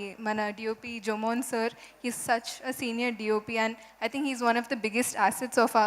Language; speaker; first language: Telugu; non-native, local second language; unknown